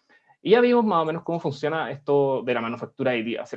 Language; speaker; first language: Spanish; native; Spanish